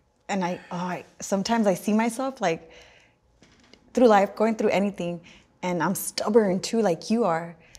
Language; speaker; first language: English; early bilingual, other home language; Spanish